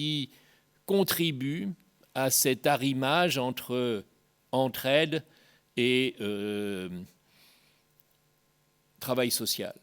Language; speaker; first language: French; native; French